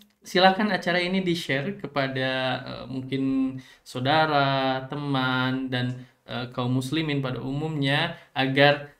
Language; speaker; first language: Indonesian; native; Indonesian